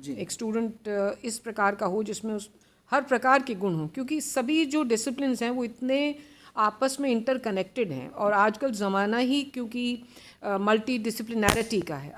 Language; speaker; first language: Hindi; native; Hindi